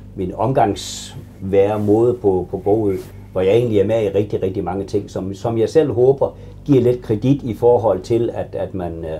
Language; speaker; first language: Danish; native; Danish